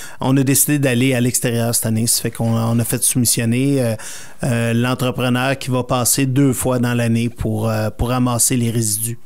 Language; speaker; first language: French; native; French